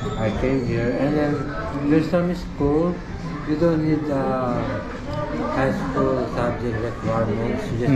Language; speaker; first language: English; non-native, local second language; Filipino